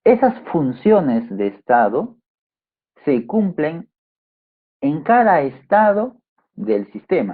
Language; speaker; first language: Spanish; native; Spanish